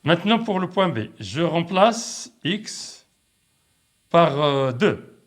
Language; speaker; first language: French; non-native, local second language; Arabic